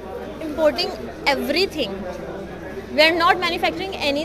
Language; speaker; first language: English; non-native, local second language; Urdu